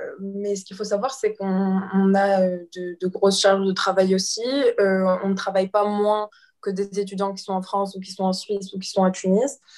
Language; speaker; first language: French; non-native, local second language; Arabic